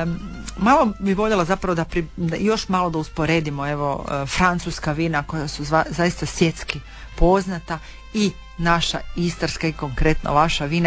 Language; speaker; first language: Serbian; native; Serbian